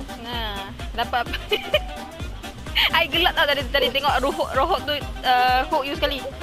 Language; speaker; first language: Malay; native; Malay